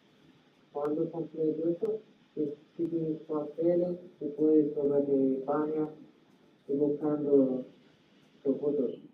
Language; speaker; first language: Spanish; non-native, learner; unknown